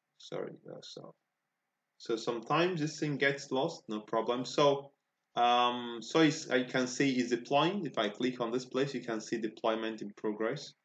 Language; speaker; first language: English; non-native, local second language; Igbo